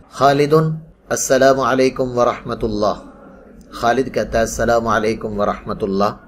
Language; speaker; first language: Urdu; non-native, local second language; Punjabi